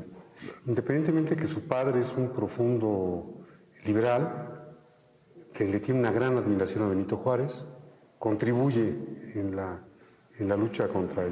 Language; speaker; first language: Spanish; native; Spanish